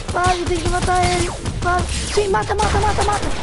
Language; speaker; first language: Portuguese; non-native, fluent; Italian